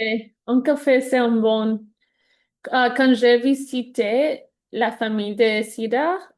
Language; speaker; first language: French; non-native, learner; Spanish